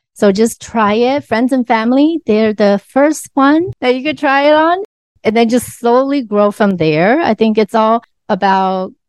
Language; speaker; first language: English; early bilingual, other home language; Chinese